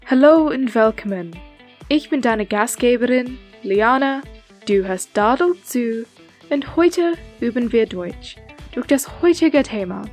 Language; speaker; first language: German; non-native, learner; English